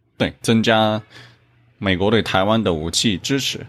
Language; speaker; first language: Chinese; native; Chinese